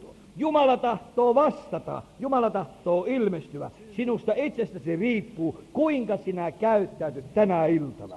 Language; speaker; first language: Finnish; native; Finnish